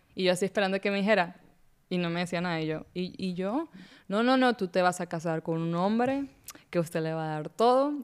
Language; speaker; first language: Spanish; native; Spanish